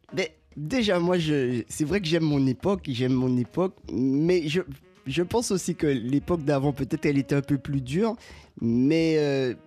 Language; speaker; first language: French; native; French